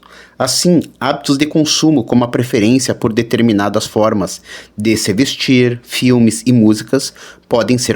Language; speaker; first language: Portuguese; native; Portuguese